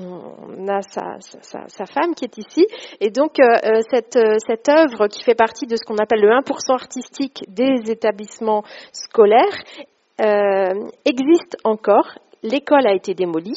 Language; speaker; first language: French; native; French